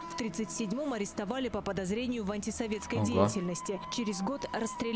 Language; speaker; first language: Russian; native; Russian